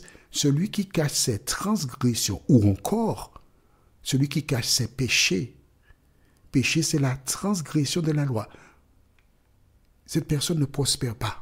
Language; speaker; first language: French; native; French